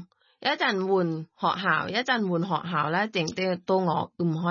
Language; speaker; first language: Cantonese; non-native, learner; Thai